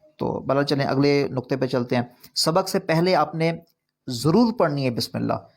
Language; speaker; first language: Urdu; non-native, local second language; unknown